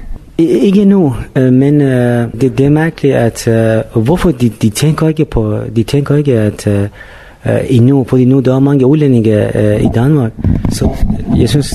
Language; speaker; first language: Danish; non-native, fluent; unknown